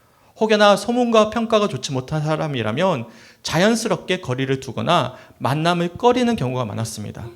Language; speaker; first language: Korean; native; Korean